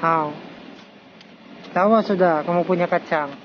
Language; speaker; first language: Indonesian; non-native, learner; Filipino